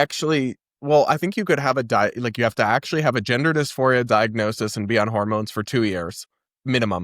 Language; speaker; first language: English; native; English